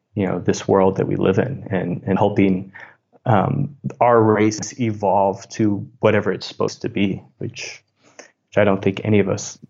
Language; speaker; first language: English; native; English